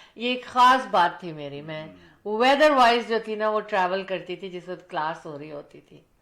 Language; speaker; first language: Urdu; early bilingual, other home language; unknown